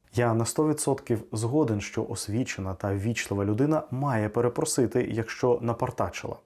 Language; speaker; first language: Ukrainian; native; Ukrainian